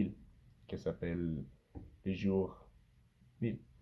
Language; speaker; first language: French; non-native, learner; Spanish